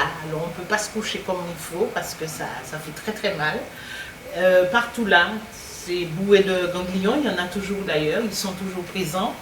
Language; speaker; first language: French; native; French